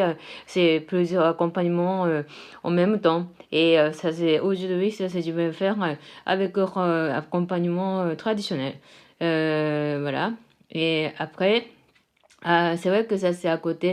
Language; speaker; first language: French; non-native, fluent; Japanese